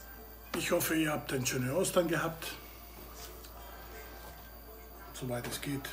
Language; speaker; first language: German; non-native, fluent; Italian